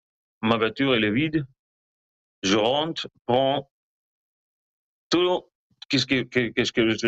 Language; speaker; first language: French; non-native, learner; Hebrew